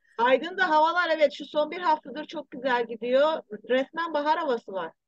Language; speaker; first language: Turkish; early bilingual, heritage; Turkish